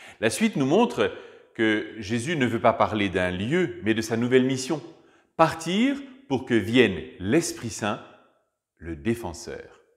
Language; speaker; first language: French; native; French